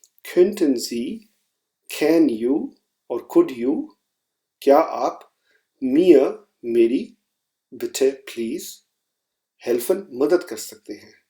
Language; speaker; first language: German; non-native, fluent; Urdu